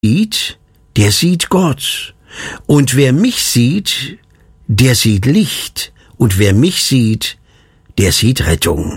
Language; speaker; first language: German; native; German